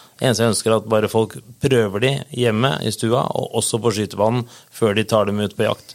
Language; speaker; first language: Norwegian; native; Norwegian